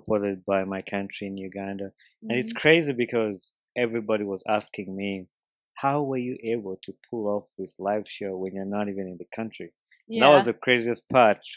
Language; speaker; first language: English; non-native, local second language; Ganda